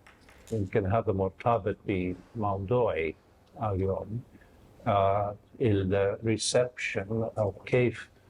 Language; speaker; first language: Arabic; non-native, fluent; English